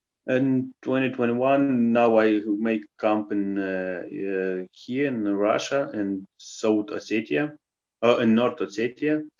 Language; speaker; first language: English; non-native, learner; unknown